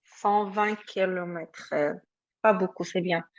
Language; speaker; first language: French; non-native, fluent; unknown